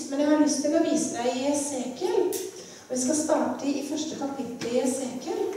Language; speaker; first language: Norwegian; native; Norwegian